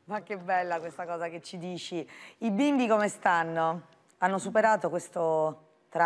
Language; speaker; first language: Italian; native; Italian